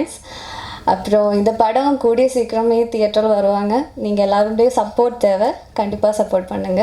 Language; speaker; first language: Tamil; non-native, fluent; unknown